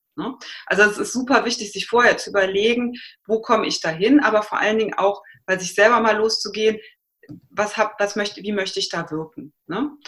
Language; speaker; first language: German; native; German